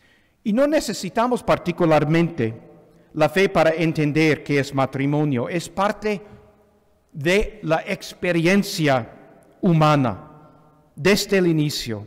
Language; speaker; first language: Spanish; non-native, fluent; English